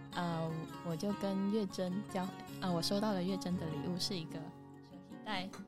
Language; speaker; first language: Chinese; non-native, fluent; Vietnamese